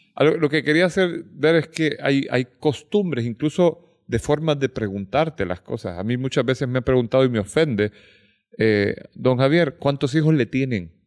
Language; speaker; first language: Spanish; native; Spanish